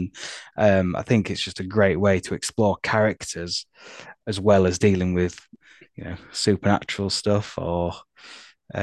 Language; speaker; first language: English; native; English